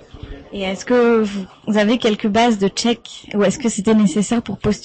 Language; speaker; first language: French; native; French